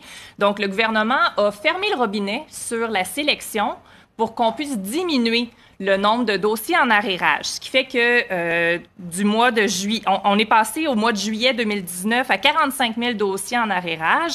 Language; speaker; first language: French; native; French